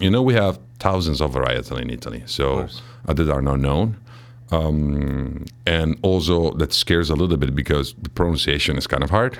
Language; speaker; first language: English; non-native, fluent; Italian